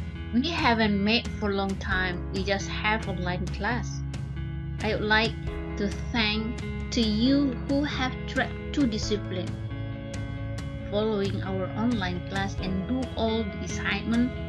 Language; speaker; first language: English; non-native, fluent; Indonesian